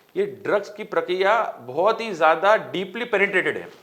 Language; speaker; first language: Hindi; non-native, local second language; Marathi